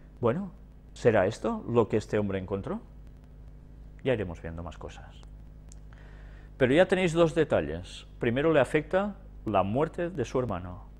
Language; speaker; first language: Spanish; native; Spanish